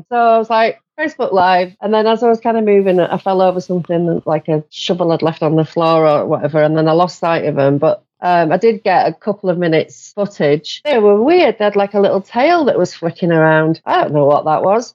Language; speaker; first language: English; native; English